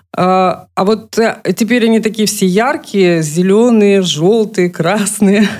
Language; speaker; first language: Russian; native; Russian